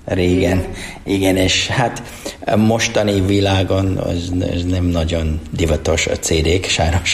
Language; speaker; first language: Hungarian; non-native, learner; English